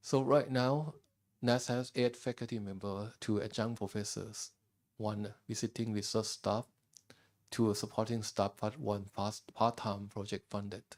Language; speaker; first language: English; non-native, fluent; Thai